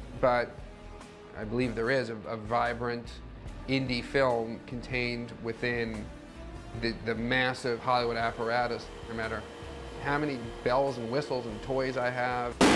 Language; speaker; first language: English; native; English